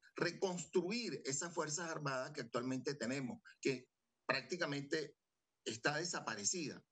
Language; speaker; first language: Spanish; native; Spanish